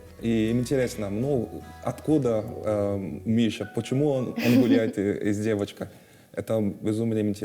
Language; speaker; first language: Russian; non-native, fluent; Portuguese